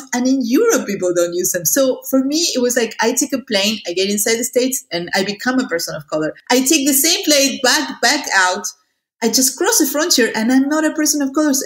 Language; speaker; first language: English; non-native, fluent; Spanish